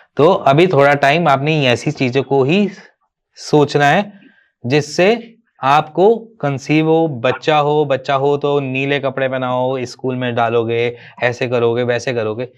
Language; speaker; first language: Hindi; native; Hindi